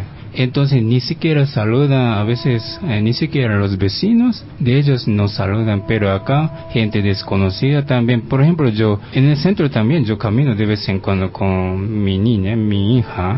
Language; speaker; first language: Spanish; non-native, fluent; Japanese